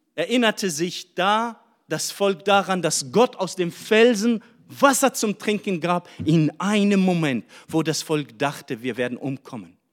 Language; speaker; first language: German; non-native, fluent; Arabic